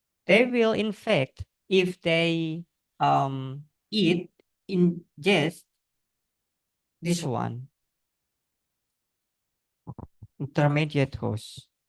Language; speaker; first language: English; non-native, learner; Indonesian